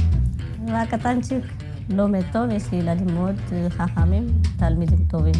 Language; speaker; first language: Hebrew; non-native, fluent; Amharic